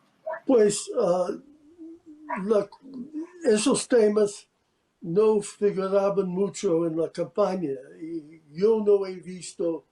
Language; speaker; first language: Spanish; non-native, fluent; English